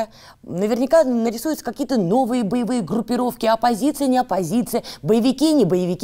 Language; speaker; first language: Russian; native; Russian